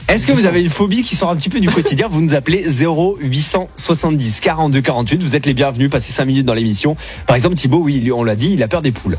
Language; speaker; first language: French; native; French